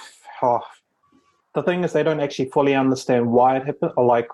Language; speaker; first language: English; native; English